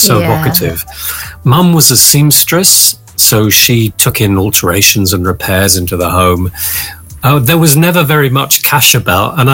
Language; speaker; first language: English; native; English